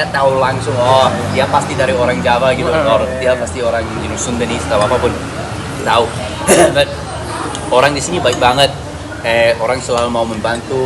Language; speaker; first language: Indonesian; non-native, fluent; English